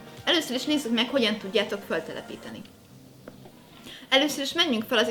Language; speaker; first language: Hungarian; native; Hungarian